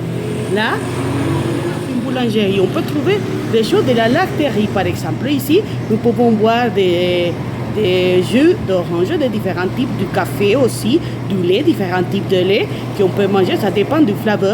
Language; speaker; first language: French; non-native, fluent; Spanish